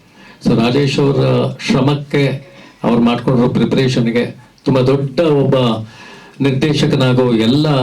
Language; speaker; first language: Kannada; native; Kannada